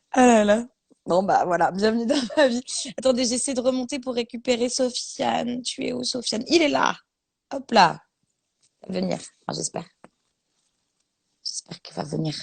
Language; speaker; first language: French; native; French